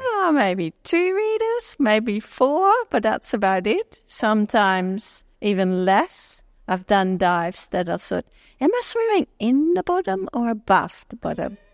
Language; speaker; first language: English; non-native, fluent; Dutch